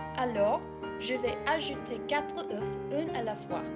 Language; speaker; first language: French; non-native, learner; English